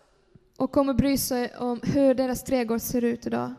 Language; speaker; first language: Swedish; non-native, fluent; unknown